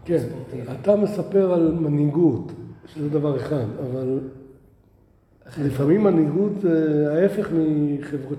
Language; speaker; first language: Hebrew; native; Hebrew